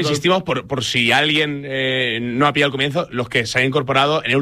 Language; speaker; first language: Spanish; native; Spanish